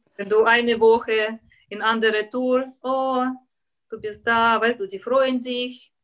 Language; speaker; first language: German; non-native, learner; Russian